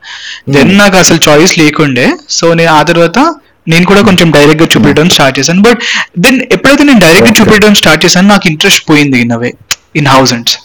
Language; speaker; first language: Telugu; non-native, local second language; Hindi